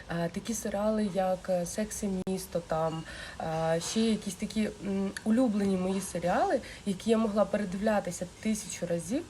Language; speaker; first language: Ukrainian; non-native, local second language; Russian